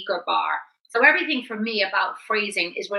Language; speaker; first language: English; native; English